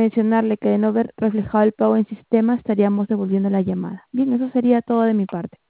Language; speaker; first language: Spanish; native; Spanish